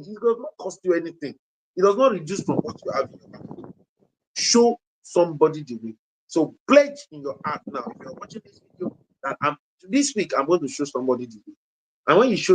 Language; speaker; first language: English; non-native, local second language; Yoruba